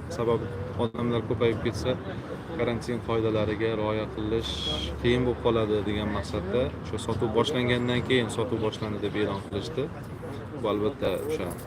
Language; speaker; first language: Uzbek; native; Uzbek